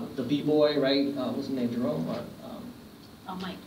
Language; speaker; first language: English; native; English